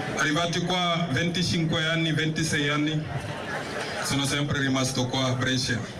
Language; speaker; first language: Italian; non-native, fluent; Wolof